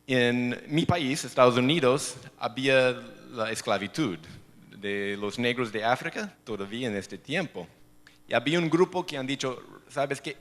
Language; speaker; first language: Spanish; non-native, fluent; English